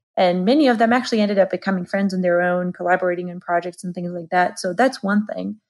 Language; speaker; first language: English; non-native, fluent; Georgian